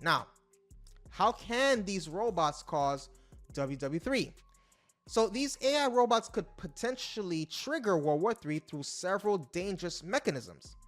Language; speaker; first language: English; native; English